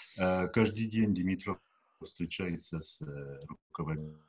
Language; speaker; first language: Russian; non-native, learner; French